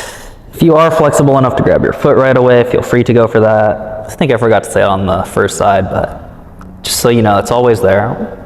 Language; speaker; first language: English; native; English